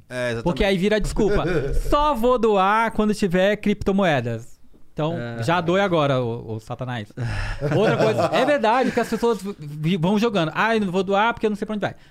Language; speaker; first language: Portuguese; native; Portuguese